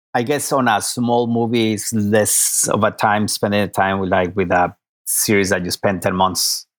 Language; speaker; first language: English; non-native, fluent; Spanish